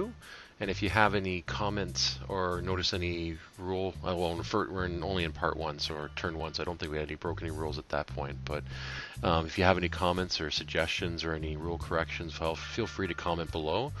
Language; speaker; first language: English; native; English